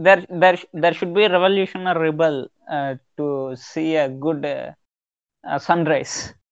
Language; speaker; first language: English; non-native, local second language; Tamil